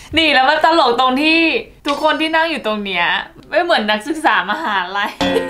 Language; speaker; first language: Thai; native; Thai